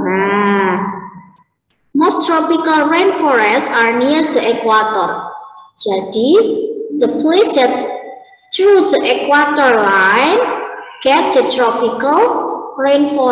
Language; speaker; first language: English; non-native, learner; Indonesian